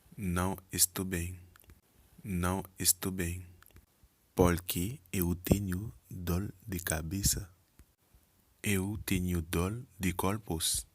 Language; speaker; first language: Portuguese; non-native, learner; Haitian Creole